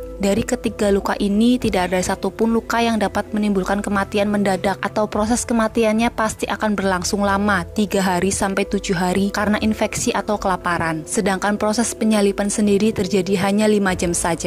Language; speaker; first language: Indonesian; native; Indonesian